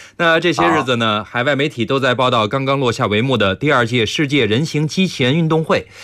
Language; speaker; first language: Chinese; native; Chinese